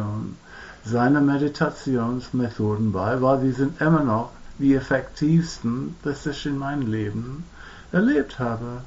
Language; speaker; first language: German; non-native, fluent; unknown